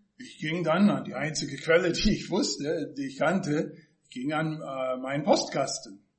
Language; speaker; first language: German; non-native, fluent; English